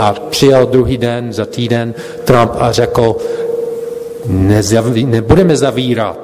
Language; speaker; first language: Czech; non-native, fluent; English